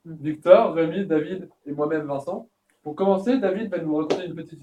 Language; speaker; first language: French; native; French